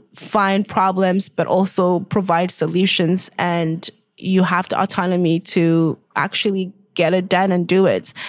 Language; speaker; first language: English; non-native, fluent; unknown